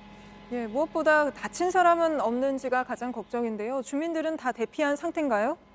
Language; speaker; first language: Korean; native; Korean